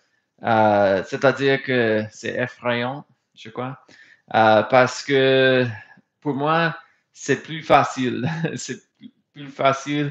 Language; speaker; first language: French; non-native, fluent; English